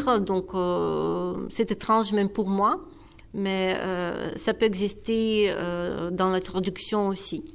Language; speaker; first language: French; non-native, fluent; Ukrainian